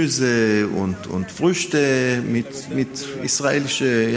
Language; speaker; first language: German; non-native, fluent; Hebrew